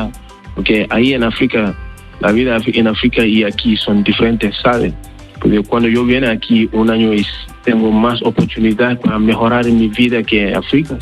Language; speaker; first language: Spanish; non-native, learner; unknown